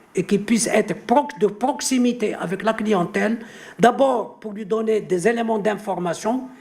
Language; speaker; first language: French; non-native, local second language; Arabic